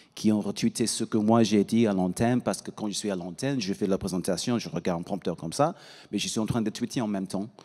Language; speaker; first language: French; non-native, fluent; English